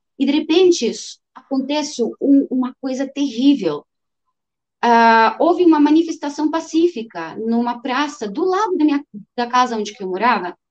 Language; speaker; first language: Portuguese; non-native, fluent; Russian